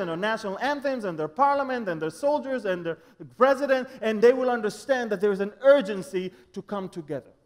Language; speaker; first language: English; non-native, fluent; Hebrew